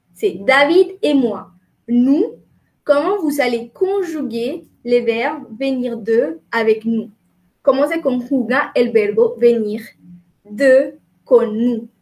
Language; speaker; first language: French; non-native, fluent; Spanish